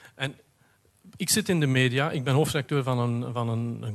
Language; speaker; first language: Dutch; native; Dutch